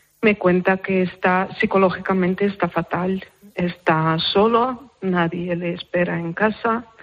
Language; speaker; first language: Spanish; non-native, fluent; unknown